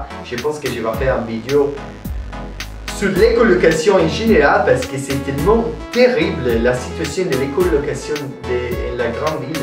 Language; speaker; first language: French; non-native, learner; Italian